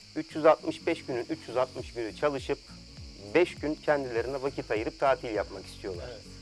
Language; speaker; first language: Turkish; native; Turkish